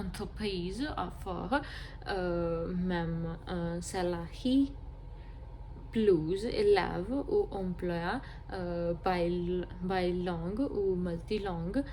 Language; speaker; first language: French; non-native, learner; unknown